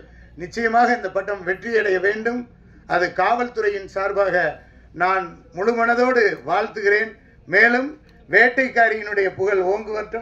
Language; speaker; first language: Tamil; native; Tamil